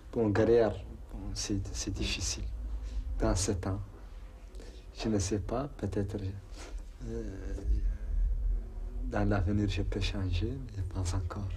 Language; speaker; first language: French; non-native, local second language; Arabic